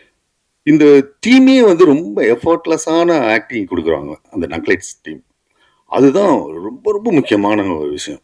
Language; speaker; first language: Tamil; native; Tamil